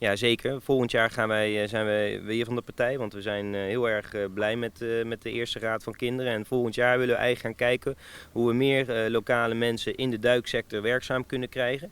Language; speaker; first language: Dutch; native; Dutch